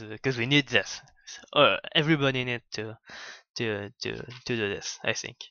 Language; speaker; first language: English; non-native, learner; French